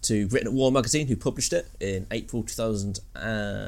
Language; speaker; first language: English; native; English